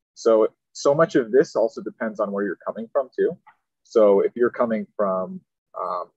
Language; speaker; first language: English; native; English